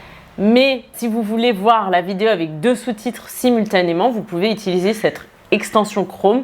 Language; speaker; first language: French; native; French